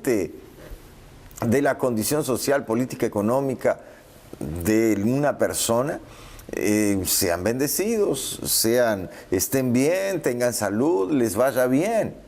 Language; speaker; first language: Spanish; native; Spanish